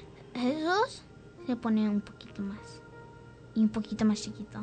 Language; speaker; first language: Spanish; early bilingual, heritage; English